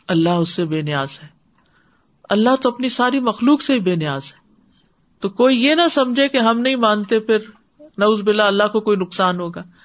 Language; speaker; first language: Urdu; native; Urdu